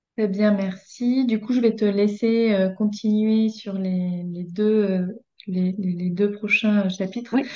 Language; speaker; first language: French; native; French